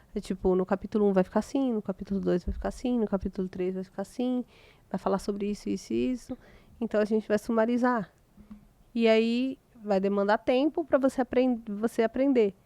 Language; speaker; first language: Portuguese; native; Portuguese